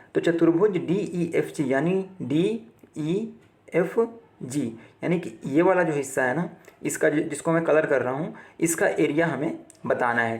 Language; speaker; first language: Hindi; native; Hindi